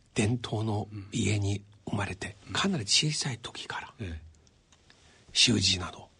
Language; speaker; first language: Japanese; non-native, fluent; Chinese